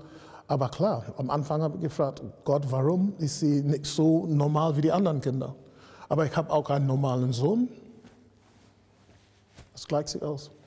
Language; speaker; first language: German; non-native, fluent; English